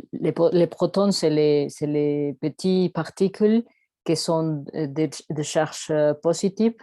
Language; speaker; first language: French; non-native, learner; Spanish